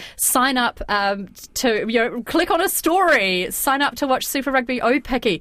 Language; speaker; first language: English; native; English